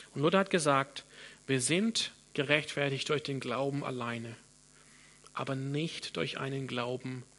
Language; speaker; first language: German; non-native, fluent; English